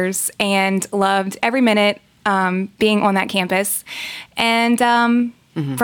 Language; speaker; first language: English; native; English